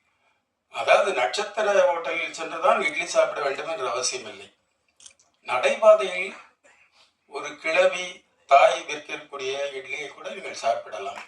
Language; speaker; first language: Tamil; native; Tamil